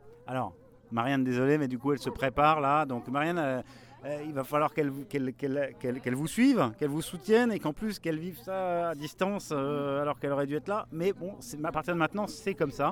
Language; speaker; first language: French; native; French